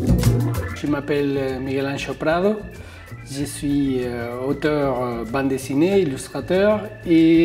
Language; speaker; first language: French; non-native, fluent; Spanish